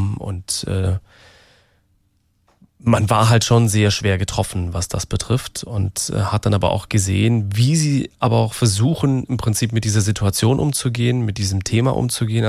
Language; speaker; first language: German; native; German